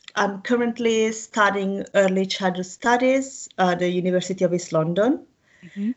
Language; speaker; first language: English; non-native, fluent; Italian